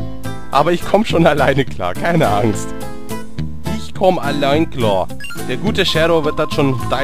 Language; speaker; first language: German; native; German